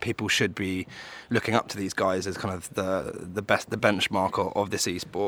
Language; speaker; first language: English; native; English